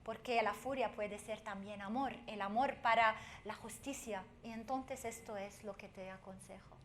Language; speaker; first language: Spanish; non-native, fluent; Arabic